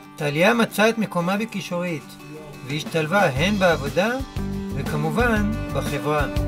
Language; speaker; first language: Hebrew; native; Hebrew